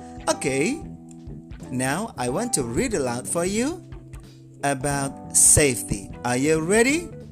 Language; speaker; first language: English; non-native, fluent; Indonesian